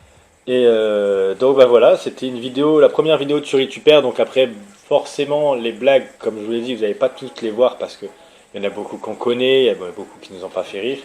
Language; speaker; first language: French; native; French